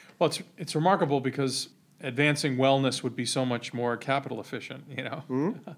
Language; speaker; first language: English; native; English